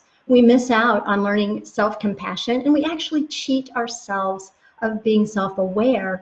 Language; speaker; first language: English; native; English